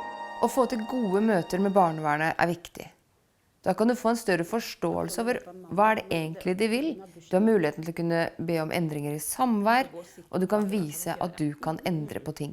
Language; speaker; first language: Norwegian; native; Norwegian